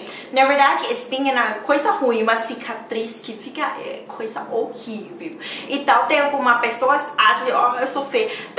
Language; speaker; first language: Portuguese; non-native, learner; Thai